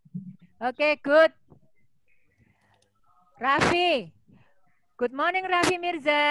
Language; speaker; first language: English; non-native, fluent; Indonesian